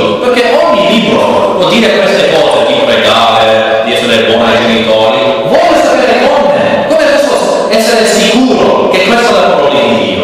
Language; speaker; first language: Italian; non-native, learner; English